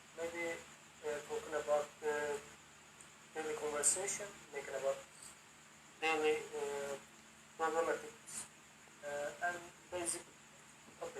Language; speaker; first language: English; non-native, learner; Turkish